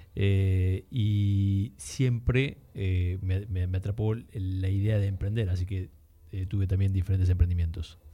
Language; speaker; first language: Spanish; native; Spanish